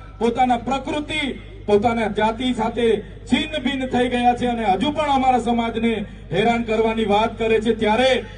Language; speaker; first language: Gujarati; non-native, local second language; Vasavi